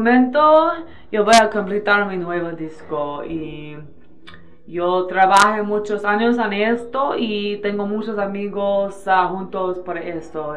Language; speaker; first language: Spanish; non-native, learner; English